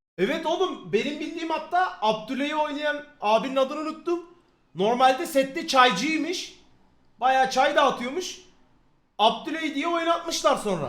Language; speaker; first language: Turkish; native; Turkish